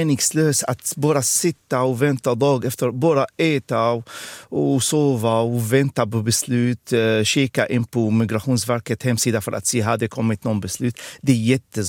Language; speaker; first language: Swedish; non-native, fluent; Arabic